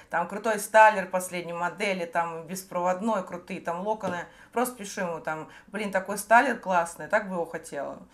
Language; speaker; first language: Russian; native; Russian